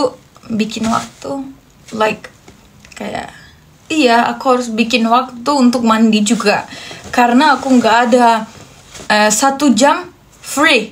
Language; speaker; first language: Indonesian; non-native, fluent; Turkish